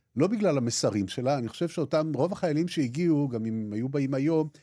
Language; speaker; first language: Hebrew; native; Hebrew